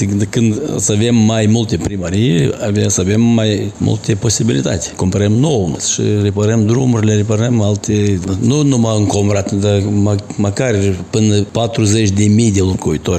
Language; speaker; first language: Romanian; non-native, local second language; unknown